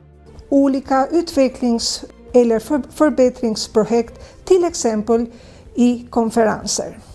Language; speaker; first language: Swedish; non-native, fluent; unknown